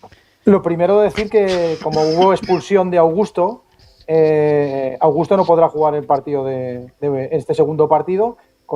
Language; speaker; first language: Spanish; native; Spanish